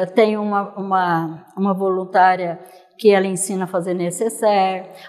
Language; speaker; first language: Portuguese; native; Portuguese